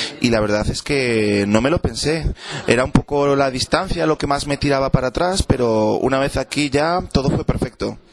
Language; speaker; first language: Spanish; native; Spanish